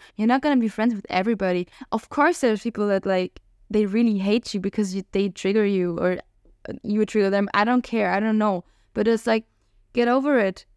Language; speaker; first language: English; non-native, fluent; Hungarian